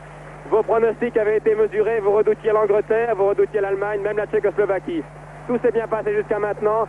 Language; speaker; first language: French; native; French